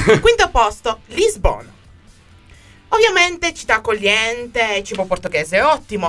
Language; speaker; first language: Italian; native; Italian